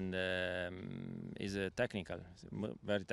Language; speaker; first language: English; non-native, learner; Italian